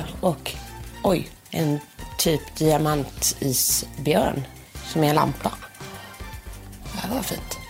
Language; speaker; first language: Swedish; non-native, fluent; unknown